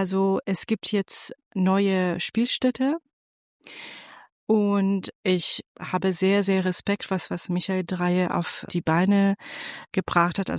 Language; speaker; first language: German; non-native, fluent; Persian